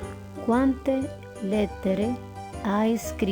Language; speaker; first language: Italian; non-native, learner; Spanish